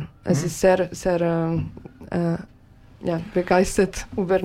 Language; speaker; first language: German; non-native, learner; Japanese